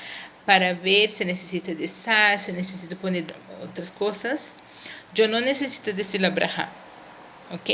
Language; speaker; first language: Spanish; non-native, fluent; Portuguese